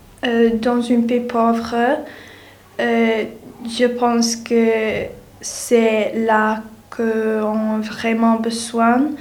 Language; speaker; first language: French; non-native, learner; English